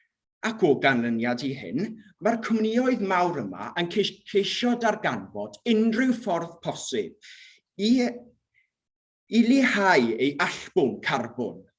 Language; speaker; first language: Welsh; native; Welsh